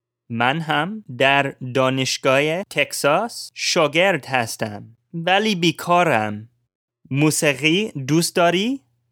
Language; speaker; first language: Persian; non-native, learner; English